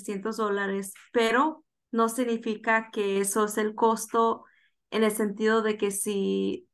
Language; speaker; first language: Spanish; early bilingual, heritage; Spanish